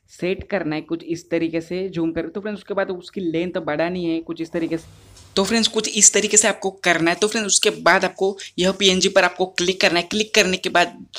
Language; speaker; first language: Hindi; non-native, local second language; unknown